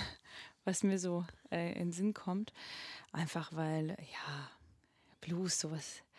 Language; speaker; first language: German; non-native, fluent; Russian